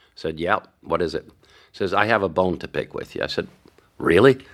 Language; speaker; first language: English; early bilingual, other home language; Hungarian